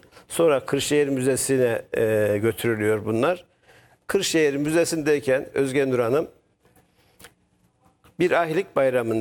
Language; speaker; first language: Turkish; native; Turkish